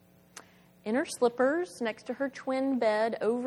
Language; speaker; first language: English; native; English